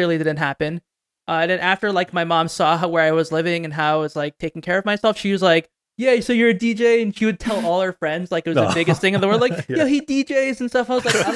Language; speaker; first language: English; native; English